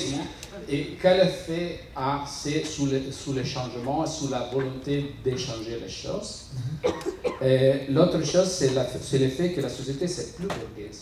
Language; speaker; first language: French; non-native, learner; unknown